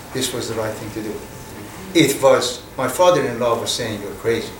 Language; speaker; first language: English; non-native, fluent; Persian